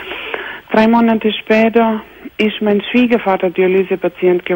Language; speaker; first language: German; non-native, fluent; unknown